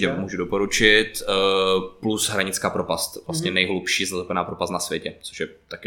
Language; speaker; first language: Czech; native; Czech